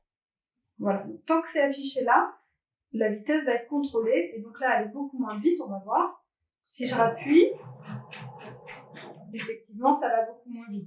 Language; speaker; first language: French; native; French